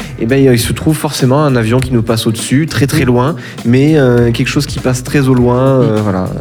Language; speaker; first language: French; native; French